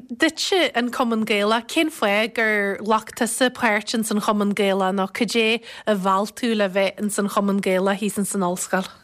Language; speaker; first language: Irish; native; Irish